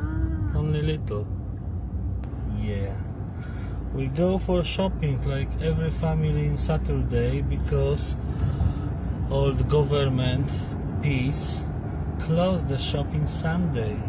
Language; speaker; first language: English; non-native, learner; Polish